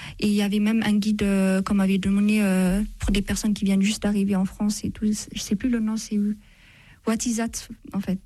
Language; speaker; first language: French; non-native, fluent; Amharic